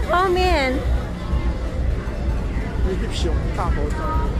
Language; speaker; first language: Chinese; non-native, learner; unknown